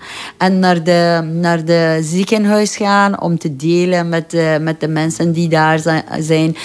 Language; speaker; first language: Dutch; non-native, fluent; Persian